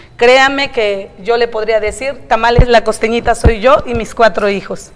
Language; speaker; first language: Spanish; native; Spanish